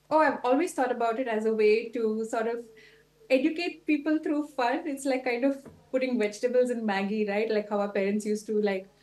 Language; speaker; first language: English; non-native, local second language; Tulu